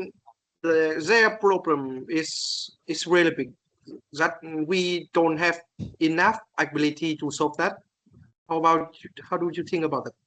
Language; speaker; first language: English; non-native, learner; Vietnamese